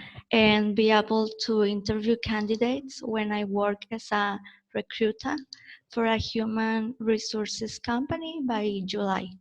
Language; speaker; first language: English; non-native, learner; Spanish